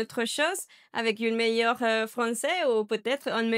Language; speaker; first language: French; non-native, learner; Spanish